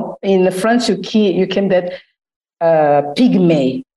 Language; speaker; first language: English; non-native, learner; Lingala